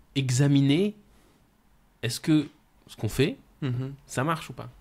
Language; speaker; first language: French; native; French